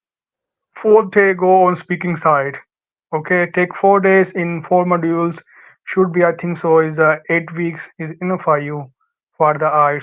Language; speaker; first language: English; non-native, learner; Urdu